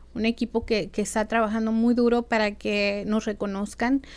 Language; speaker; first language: Spanish; native; Spanish